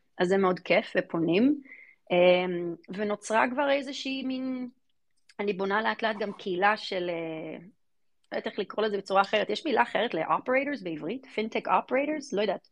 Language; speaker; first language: Hebrew; early bilingual, other home language; English